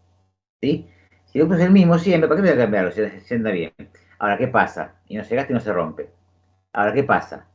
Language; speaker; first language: Spanish; native; Spanish